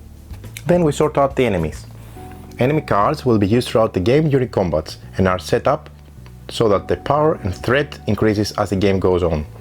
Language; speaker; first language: English; non-native, fluent; Greek